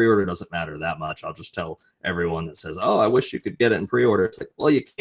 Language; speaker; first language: English; native; English